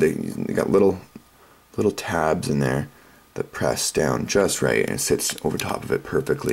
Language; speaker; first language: English; native; English